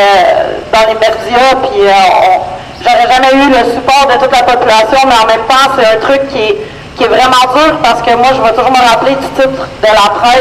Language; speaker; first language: French; native; French